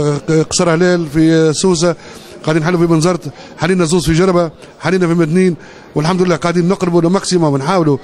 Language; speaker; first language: Arabic; native; Arabic